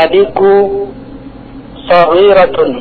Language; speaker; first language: Arabic; non-native, learner; Indonesian